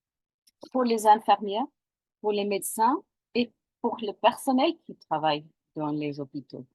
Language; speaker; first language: French; non-native, fluent; English